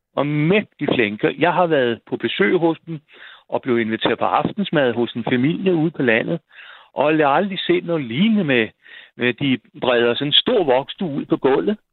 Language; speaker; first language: Danish; native; Danish